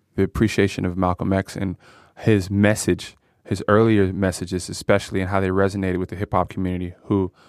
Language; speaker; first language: English; native; English